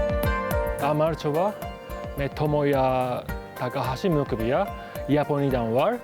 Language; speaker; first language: Georgian; non-native, learner; Japanese